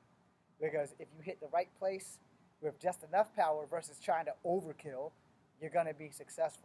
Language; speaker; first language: English; native; English